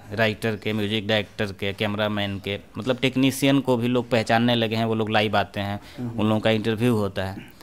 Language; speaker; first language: Hindi; native; Hindi